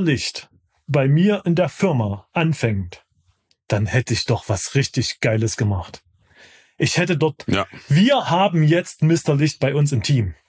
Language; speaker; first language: German; native; German